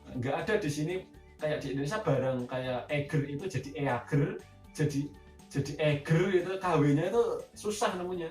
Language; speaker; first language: Indonesian; native; Indonesian